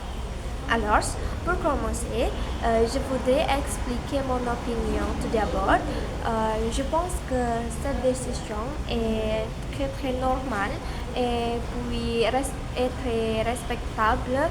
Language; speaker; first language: French; non-native, learner; Indonesian